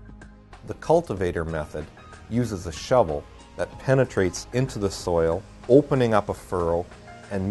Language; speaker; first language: English; native; English